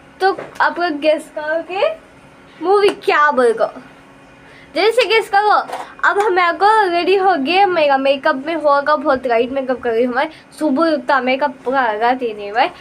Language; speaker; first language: Hindi; non-native, local second language; Urdu